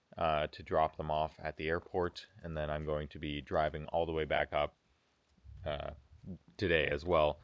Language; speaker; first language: English; native; English